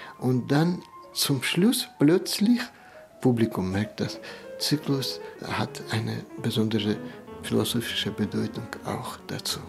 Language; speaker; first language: German; non-native, fluent; Russian